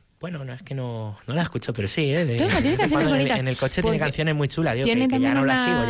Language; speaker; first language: Spanish; native; Spanish